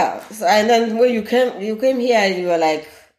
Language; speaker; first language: English; non-native, local second language; Ewe